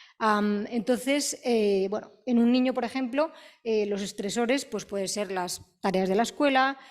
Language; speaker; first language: Spanish; native; Spanish